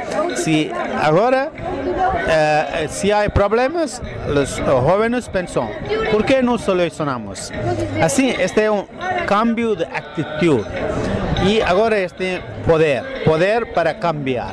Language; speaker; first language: Spanish; non-native, fluent; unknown